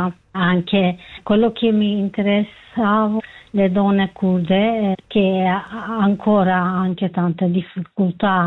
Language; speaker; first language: Italian; non-native, fluent; Kurdish